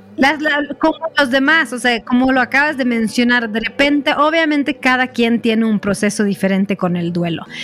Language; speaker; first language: Spanish; non-native, fluent; Swedish